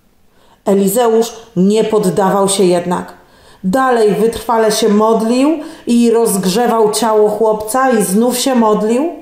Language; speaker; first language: Polish; native; Polish